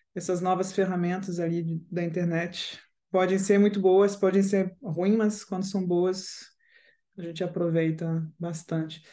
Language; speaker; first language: Portuguese; non-native, fluent; French